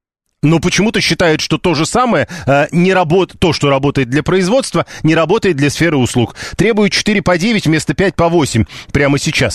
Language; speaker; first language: Russian; native; Russian